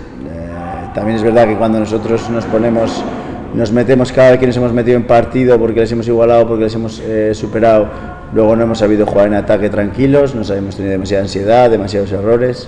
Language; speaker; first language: Spanish; native; Spanish